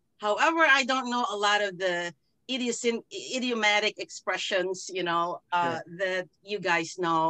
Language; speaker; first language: English; non-native, local second language; Filipino